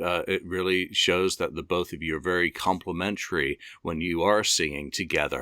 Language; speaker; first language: English; native; English